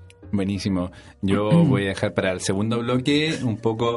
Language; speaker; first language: Spanish; native; Spanish